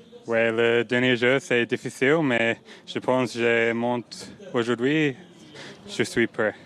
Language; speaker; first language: French; non-native, learner; English